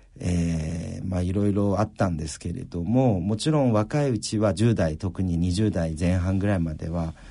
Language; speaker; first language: Japanese; early bilingual, other home language; Chinese